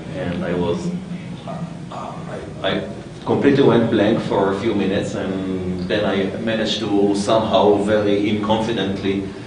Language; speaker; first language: English; non-native, fluent; Hebrew